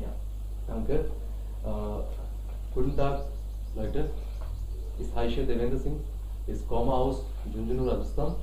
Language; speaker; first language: German; non-native, learner; Hindi